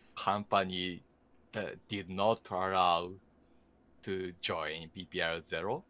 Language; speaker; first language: English; non-native, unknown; Japanese